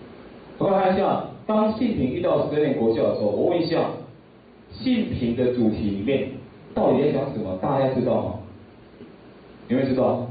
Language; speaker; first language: Chinese; native; Chinese